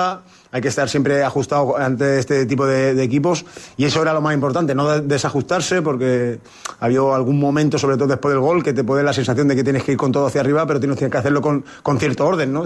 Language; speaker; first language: Spanish; native; Spanish